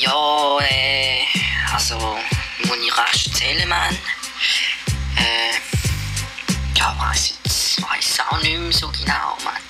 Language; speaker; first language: German; native; German